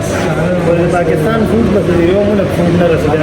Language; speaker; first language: Hindi; non-native, local second language; Pashto